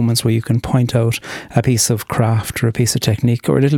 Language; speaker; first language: English; non-native, local second language; Irish